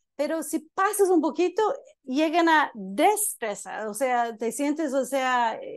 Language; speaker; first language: Spanish; non-native, fluent; English